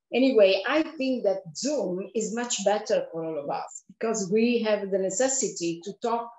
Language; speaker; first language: English; non-native, fluent; Italian